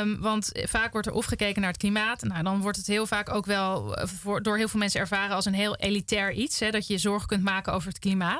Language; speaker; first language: Dutch; native; Dutch